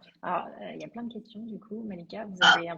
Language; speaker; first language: French; native; French